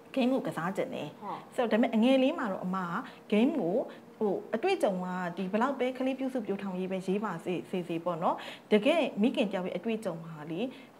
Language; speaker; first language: Burmese; native; Burmese